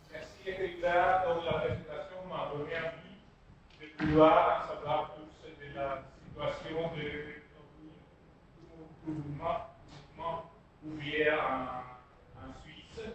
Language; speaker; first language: French; non-native, learner; Greek